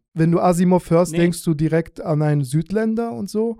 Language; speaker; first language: German; early bilingual, other home language; Russian